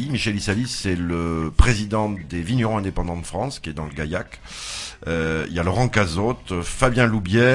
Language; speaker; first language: French; native; French